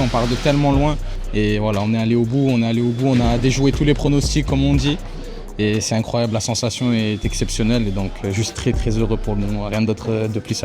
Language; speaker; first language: French; native; French